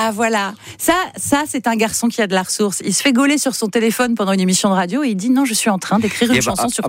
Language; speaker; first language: French; native; French